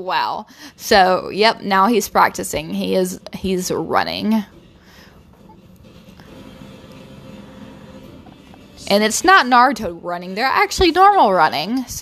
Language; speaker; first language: English; non-native, fluent; Portuguese